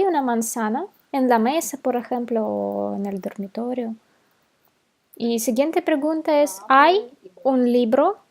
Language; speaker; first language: Spanish; non-native, fluent; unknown